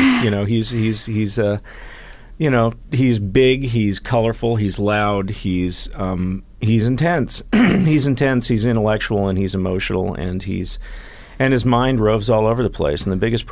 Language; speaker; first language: English; native; English